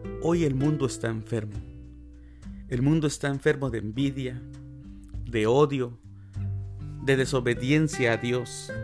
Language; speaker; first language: Spanish; native; Spanish